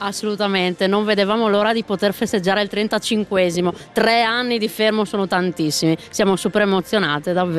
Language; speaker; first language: Italian; native; Italian